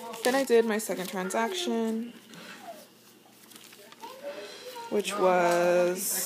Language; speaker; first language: English; native; English